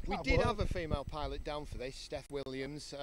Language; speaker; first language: English; native; English